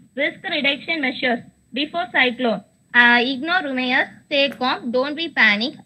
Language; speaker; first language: English; non-native, local second language; Tamil